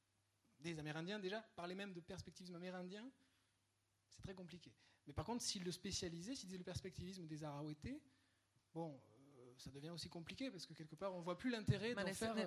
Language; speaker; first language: French; native; French